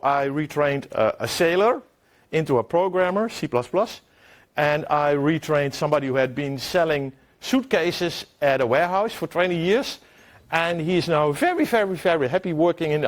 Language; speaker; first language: English; non-native, fluent; Dutch